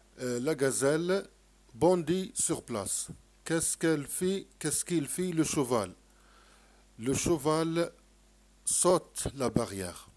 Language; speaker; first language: French; non-native, local second language; Arabic